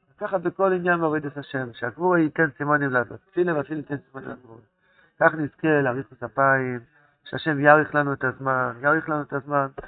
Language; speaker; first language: Hebrew; non-native, fluent; Yiddish